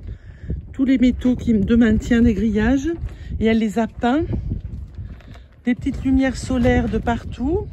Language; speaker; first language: French; native; French